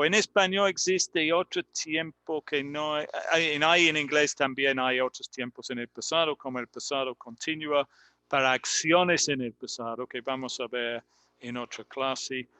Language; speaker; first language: Spanish; non-native, fluent; English